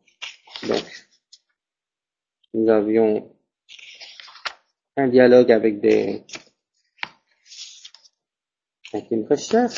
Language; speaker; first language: French; non-native, fluent; Spanish